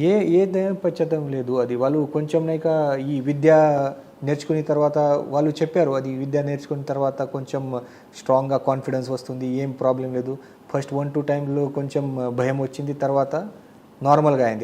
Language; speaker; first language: Telugu; non-native, fluent; Marathi